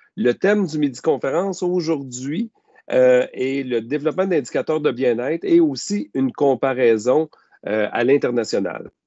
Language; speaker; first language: French; native; French